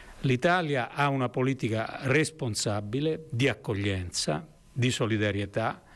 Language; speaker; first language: Italian; native; Italian